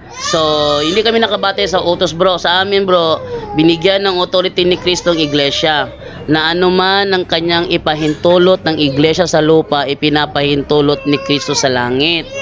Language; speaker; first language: Filipino; non-native, local second language; Cebuano